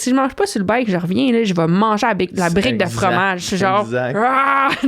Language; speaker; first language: French; native; French